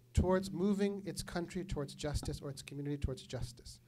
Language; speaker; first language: English; native; English